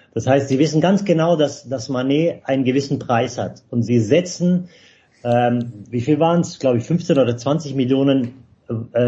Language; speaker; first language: German; native; German